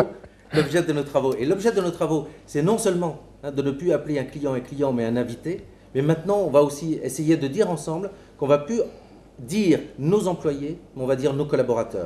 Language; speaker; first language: French; native; French